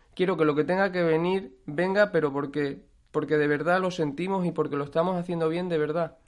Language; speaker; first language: Spanish; native; Spanish